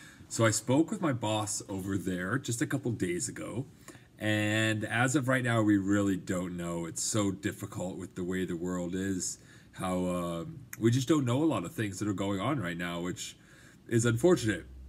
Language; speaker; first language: English; native; English